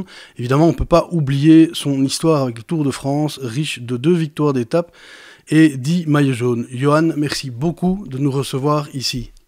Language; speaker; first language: French; native; French